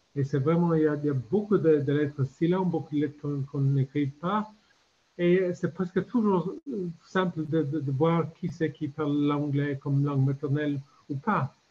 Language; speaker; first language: French; non-native, fluent; English